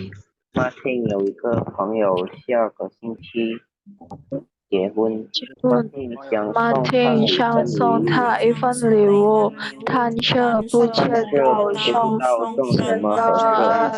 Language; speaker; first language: Chinese; non-native, learner; Indonesian